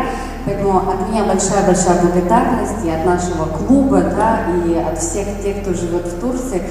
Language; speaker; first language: Russian; native; Russian